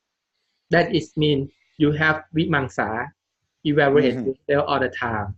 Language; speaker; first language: English; non-native, learner; Thai